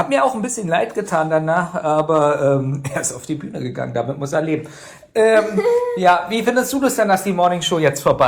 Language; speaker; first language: German; native; German